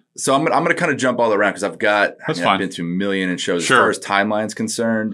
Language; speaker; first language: English; native; English